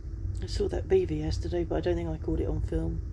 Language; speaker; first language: English; native; English